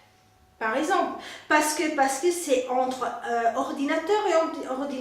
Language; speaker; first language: French; non-native, fluent; Spanish